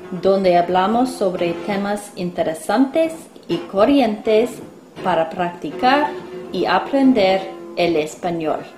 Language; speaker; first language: Spanish; non-native, fluent; English